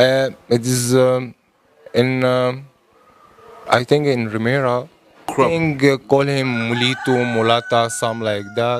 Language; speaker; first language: English; non-native, learner; Arabic